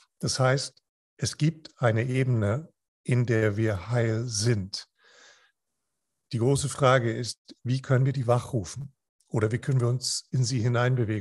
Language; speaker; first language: German; non-native, fluent; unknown